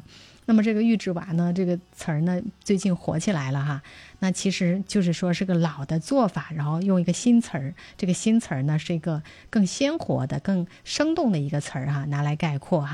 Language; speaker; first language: Chinese; native; Chinese